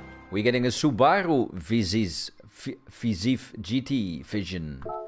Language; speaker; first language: English; non-native, fluent; Dutch